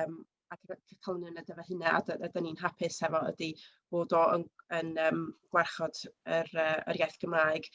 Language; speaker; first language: Welsh; native; Welsh